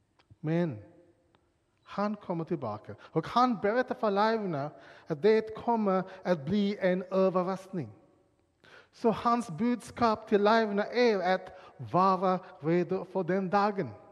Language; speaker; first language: Swedish; non-native, fluent; English